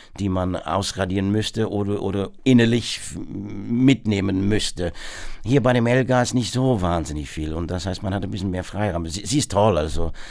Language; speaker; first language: German; non-native, fluent; English